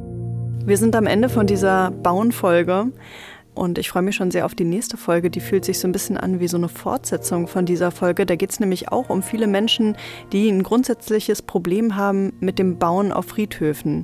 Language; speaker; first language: German; native; German